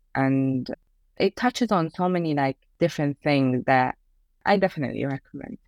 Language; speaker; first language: English; early bilingual, other home language; Persian